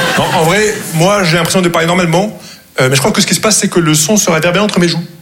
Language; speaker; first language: French; non-native, local second language; Arabic